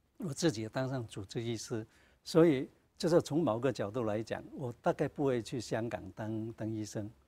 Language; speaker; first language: Chinese; non-native, local second language; Cantonese